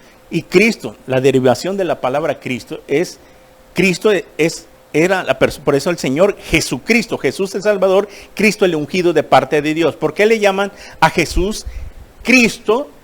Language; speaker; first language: Spanish; native; Spanish